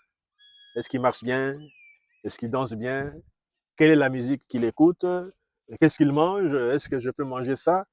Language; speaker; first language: French; non-native, local second language; Kongo